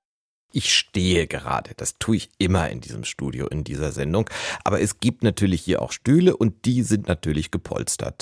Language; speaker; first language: German; native; German